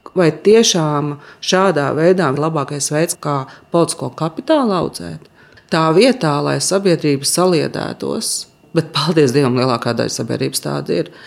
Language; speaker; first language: Latvian; native; Latvian